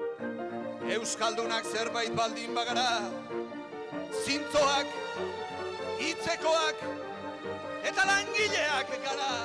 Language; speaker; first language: Basque; native; Basque